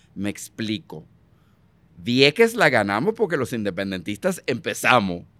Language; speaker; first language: Spanish; early bilingual, heritage; Spanish